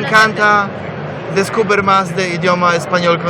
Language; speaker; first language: Spanish; non-native, learner; Polish